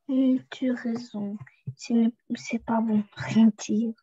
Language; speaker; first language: French; non-native, learner; Russian